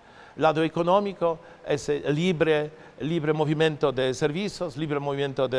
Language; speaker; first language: Portuguese; non-native, fluent; Polish